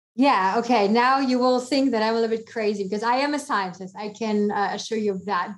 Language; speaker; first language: English; non-native, fluent; German